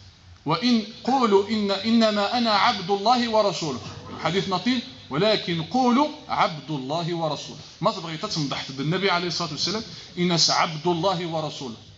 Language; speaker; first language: Arabic; non-native, local second language; Kabyle